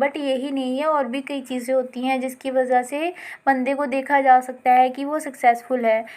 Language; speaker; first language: Hindi; non-native, local second language; Punjabi